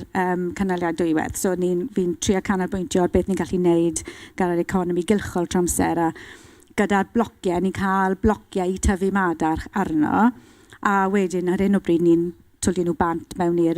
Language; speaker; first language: Welsh; non-native, local second language; English